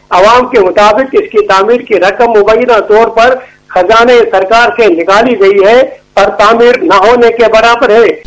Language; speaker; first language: Urdu; non-native, local second language; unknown